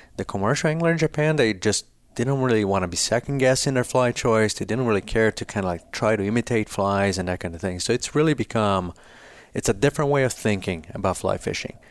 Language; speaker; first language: English; early bilingual, other home language; Portuguese